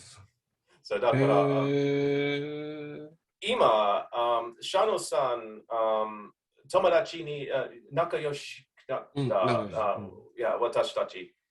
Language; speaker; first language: Japanese; non-native, learner; English